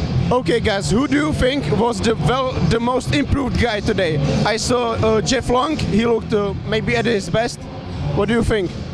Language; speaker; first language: English; non-native, fluent; Czech